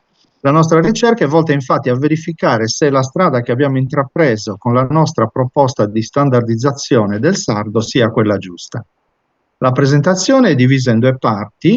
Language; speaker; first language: Italian; native; Italian